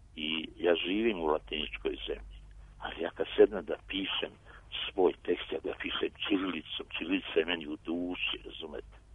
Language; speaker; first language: Serbian; native; Serbian